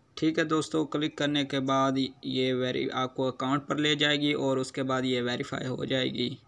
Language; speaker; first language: Hindi; native; Hindi